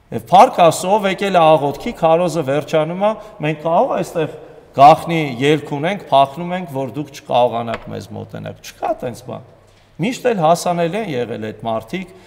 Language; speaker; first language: Armenian; native; Armenian